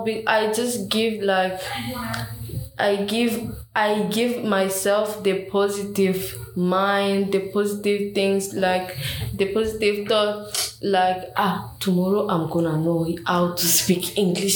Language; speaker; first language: English; non-native, learner; Rundi